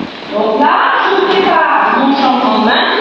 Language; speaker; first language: French; native; French